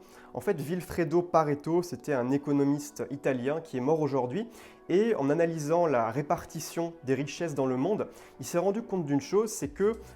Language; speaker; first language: French; native; French